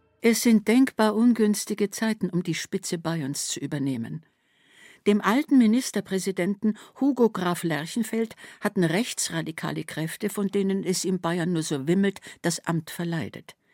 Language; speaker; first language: German; native; German